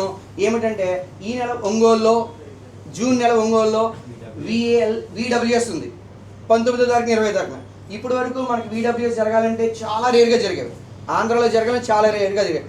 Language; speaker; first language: Telugu; native; Telugu